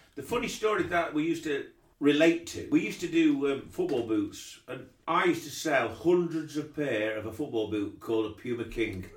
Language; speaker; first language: English; native; English